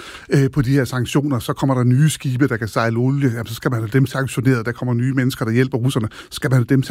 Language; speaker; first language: Danish; native; Danish